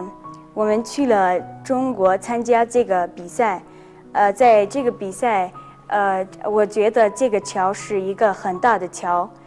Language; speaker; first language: Chinese; non-native, learner; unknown